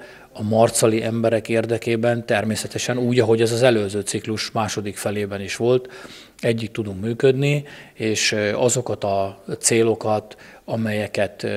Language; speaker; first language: Hungarian; native; Hungarian